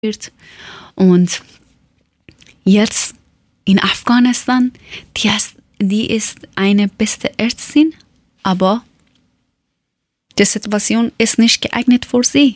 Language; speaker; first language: German; non-native, learner; Persian